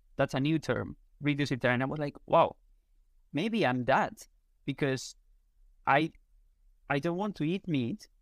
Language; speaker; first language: English; non-native, fluent; Spanish